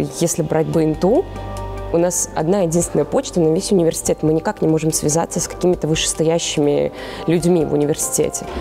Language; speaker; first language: Russian; native; Russian